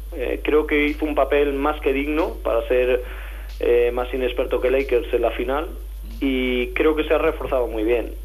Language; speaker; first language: Spanish; native; Spanish